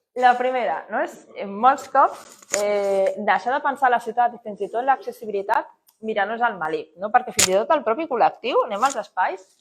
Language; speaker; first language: Catalan; non-native, local second language; Spanish